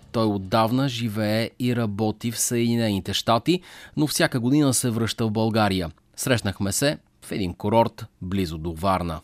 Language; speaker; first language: Bulgarian; native; Bulgarian